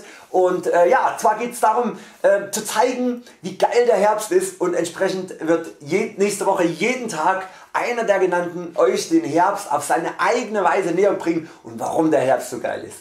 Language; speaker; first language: German; native; German